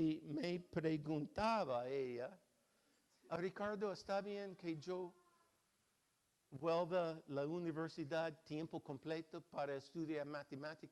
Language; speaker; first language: Spanish; non-native, fluent; English